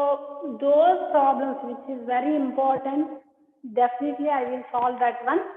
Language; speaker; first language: English; non-native, local second language; Kannada